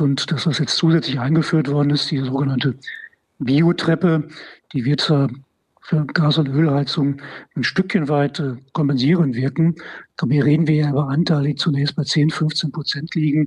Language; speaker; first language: German; native; German